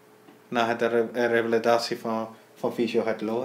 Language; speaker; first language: Dutch; non-native, learner; Tamil